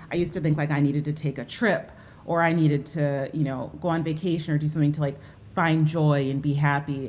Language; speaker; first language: English; early bilingual, other home language; Yoruba